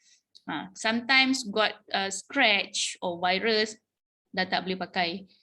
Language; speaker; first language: Malay; native; Malay